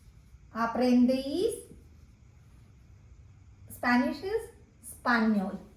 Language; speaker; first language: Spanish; non-native, fluent; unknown